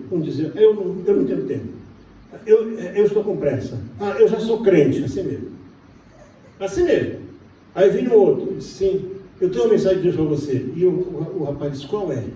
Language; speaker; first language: Portuguese; native; Portuguese